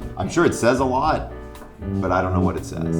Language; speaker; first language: English; native; English